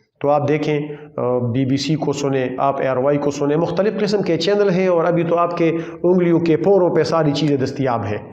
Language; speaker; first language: Urdu; non-native, local second language; Pashto